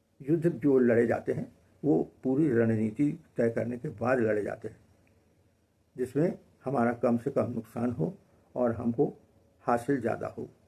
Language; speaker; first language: Hindi; native; Hindi